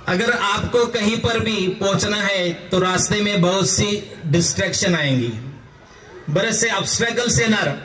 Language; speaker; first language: Hindi; non-native, local second language; Marathi